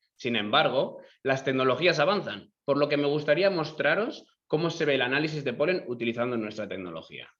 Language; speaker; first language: Spanish; native; Spanish